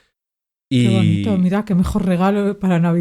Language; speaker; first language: Spanish; native; Spanish